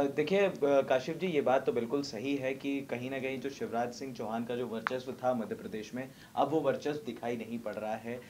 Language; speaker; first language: Hindi; native; Hindi